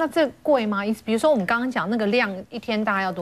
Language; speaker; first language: Chinese; native; Chinese